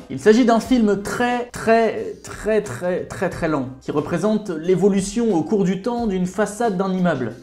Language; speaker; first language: French; native; French